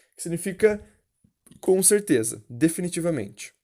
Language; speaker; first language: Portuguese; native; Portuguese